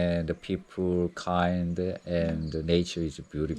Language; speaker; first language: English; non-native, learner; Korean